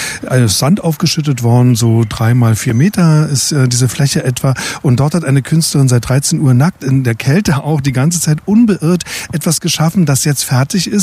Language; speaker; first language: German; native; German